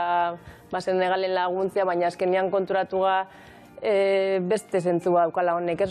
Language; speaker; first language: Basque; native; Basque